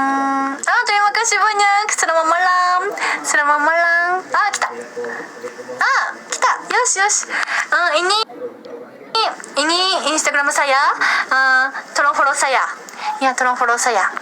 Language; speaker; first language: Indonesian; non-native, learner; Japanese